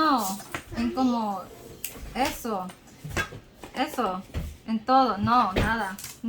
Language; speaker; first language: Spanish; non-native, learner; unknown